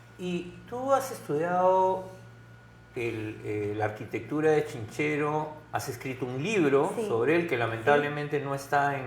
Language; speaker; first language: Spanish; native; Spanish